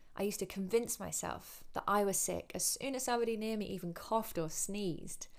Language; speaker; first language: English; native; English